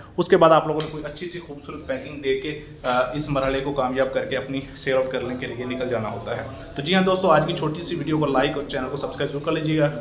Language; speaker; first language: Urdu; non-native, local second language; Punjabi